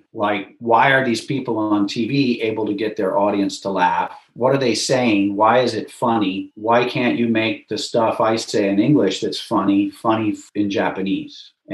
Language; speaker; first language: English; native; English